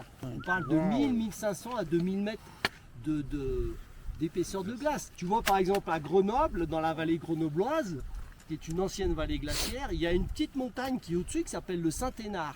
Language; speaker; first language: French; native; French